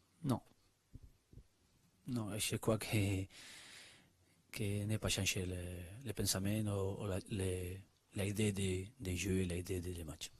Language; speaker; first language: French; non-native, learner; Spanish